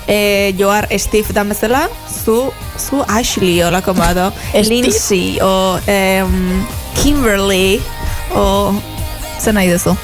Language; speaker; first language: Basque; native; Basque